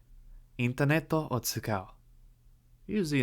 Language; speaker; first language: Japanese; non-native, learner; English